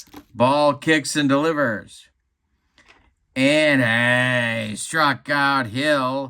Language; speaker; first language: English; native; English